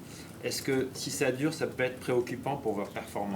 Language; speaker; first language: French; native; French